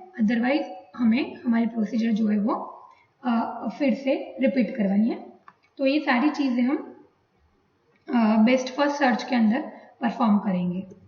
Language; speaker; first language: Hindi; non-native, local second language; Gujarati